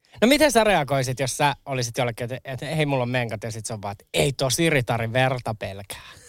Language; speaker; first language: Finnish; native; Finnish